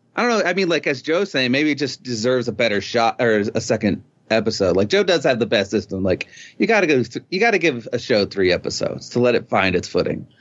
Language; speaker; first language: English; native; English